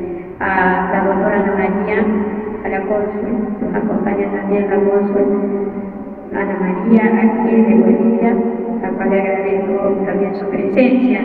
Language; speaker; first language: Spanish; native; Spanish